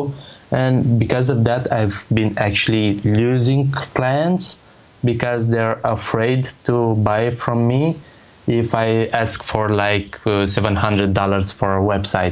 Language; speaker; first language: English; non-native, fluent; Romanian